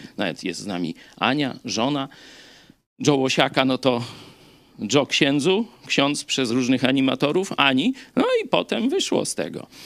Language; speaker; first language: Polish; native; Polish